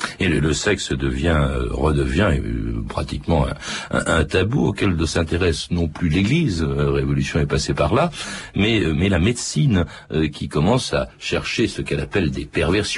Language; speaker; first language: French; native; French